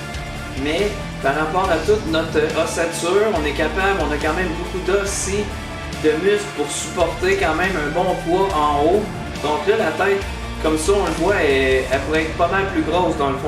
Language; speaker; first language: French; native; French